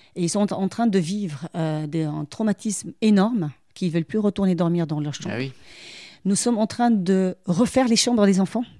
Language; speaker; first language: French; non-native, local second language; Arabic